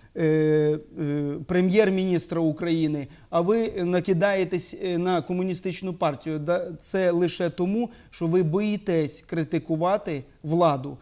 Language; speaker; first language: Ukrainian; native; Ukrainian